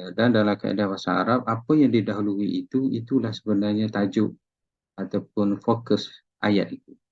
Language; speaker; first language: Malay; native; Malay